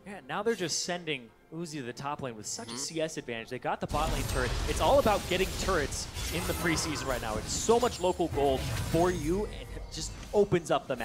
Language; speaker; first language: English; native; English